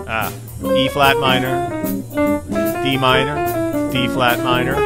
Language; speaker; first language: English; native; English